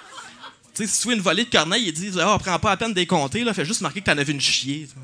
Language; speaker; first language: French; native; French